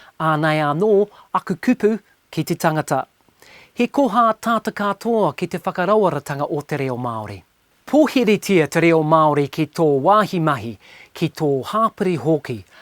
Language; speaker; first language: Māori; non-native, local second language; English